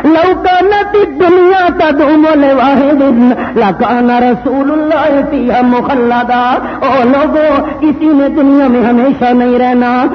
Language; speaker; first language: Urdu; non-native, local second language; Punjabi